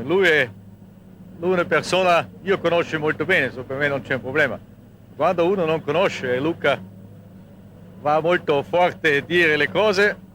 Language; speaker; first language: Italian; non-native, fluent; German